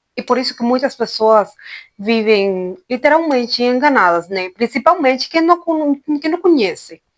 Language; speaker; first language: Portuguese; non-native, fluent; Spanish